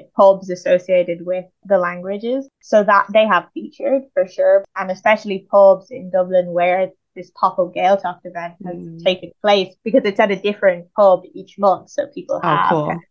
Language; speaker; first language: English; native; English